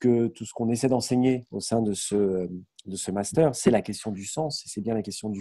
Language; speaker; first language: French; native; French